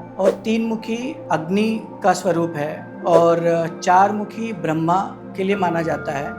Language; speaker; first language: Hindi; non-native, local second language; Tamil